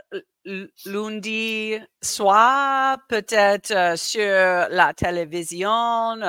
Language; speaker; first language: French; non-native, learner; English